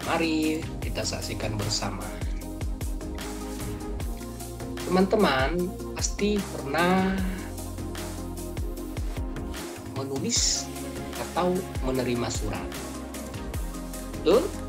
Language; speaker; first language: Indonesian; native; Indonesian